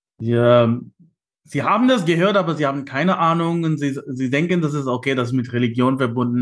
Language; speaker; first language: German; non-native, fluent; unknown